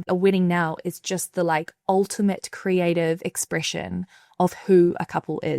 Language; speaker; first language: English; native; English